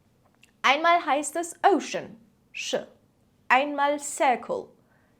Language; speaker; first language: German; non-native, fluent; Persian